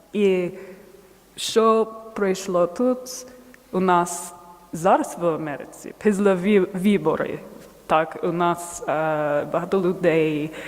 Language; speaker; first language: Ukrainian; non-native, learner; English